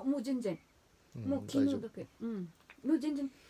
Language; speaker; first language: Japanese; non-native, local second language; Filipino